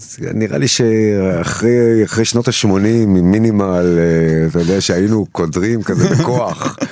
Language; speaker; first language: Hebrew; early bilingual, other home language; Turkish